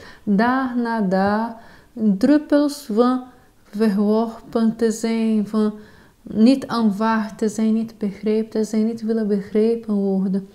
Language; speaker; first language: Dutch; non-native, fluent; Portuguese